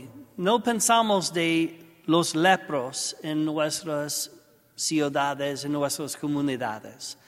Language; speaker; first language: Spanish; non-native, learner; English